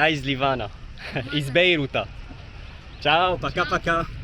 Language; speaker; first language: Russian; non-native, learner; Arabic